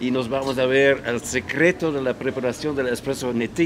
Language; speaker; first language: Spanish; non-native, fluent; Dutch